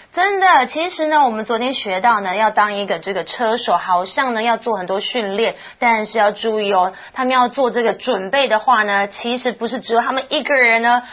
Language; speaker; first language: Chinese; native; Chinese